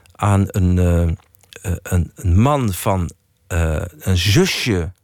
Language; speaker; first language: Dutch; native; Dutch